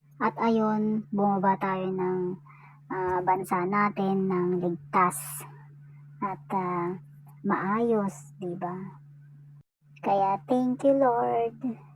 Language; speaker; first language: Filipino; native; Filipino